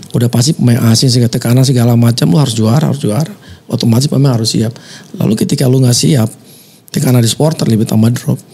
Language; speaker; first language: Indonesian; native; Indonesian